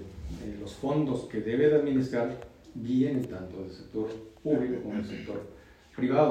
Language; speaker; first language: Spanish; native; Spanish